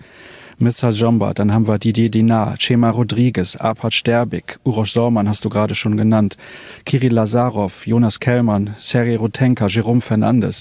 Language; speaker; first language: German; native; German